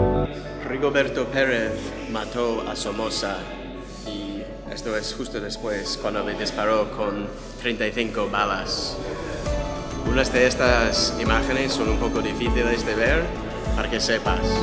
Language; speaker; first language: Spanish; non-native, fluent; English